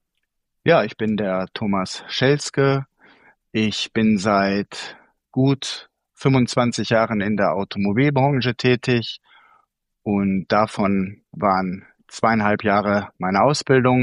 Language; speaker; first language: German; native; German